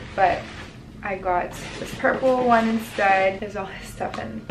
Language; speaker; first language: English; native; English